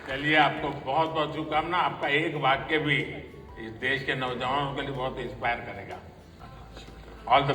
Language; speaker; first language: Hindi; native; Hindi